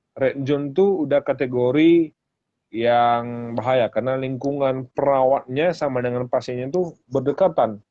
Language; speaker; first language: Indonesian; native; Indonesian